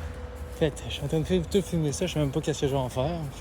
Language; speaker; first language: French; native; French